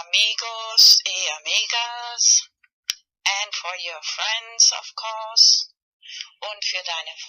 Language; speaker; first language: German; non-native, fluent; Spanish